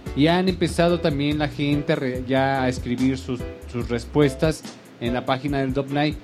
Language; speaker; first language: Spanish; native; Spanish